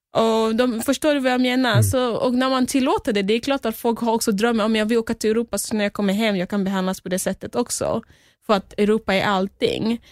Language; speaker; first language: Swedish; early bilingual, other home language; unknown